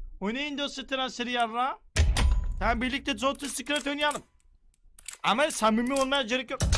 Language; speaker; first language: Turkish; native; Turkish